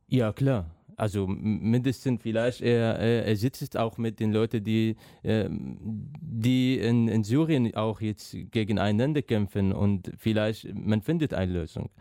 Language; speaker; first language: German; non-native, learner; Arabic